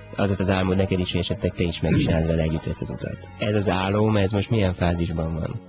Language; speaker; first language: Hungarian; native; Hungarian